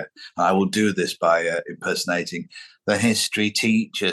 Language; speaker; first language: English; native; English